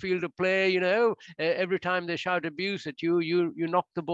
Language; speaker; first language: English; non-native, local second language; Bangla